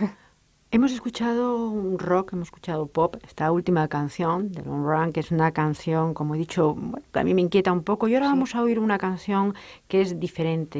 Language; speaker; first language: Spanish; native; Spanish